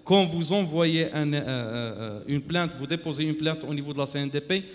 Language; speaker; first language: French; non-native, local second language; Arabic